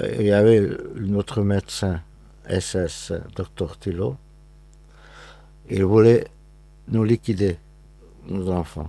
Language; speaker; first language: French; non-native, fluent; Hungarian